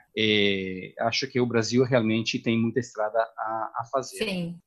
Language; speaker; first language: Portuguese; non-native, fluent; Italian